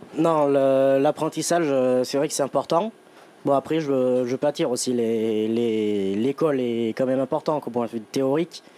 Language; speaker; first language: French; native; French